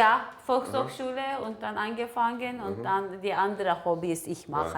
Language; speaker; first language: German; non-native, learner; Turkish